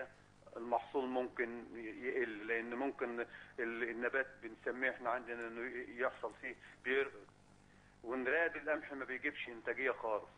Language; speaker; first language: Arabic; native; Arabic